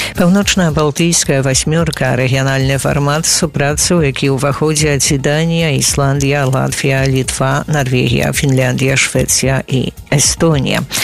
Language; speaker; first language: Belarusian; native; Belarusian